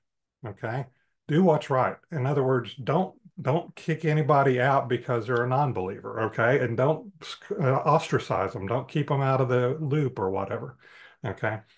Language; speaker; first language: English; native; English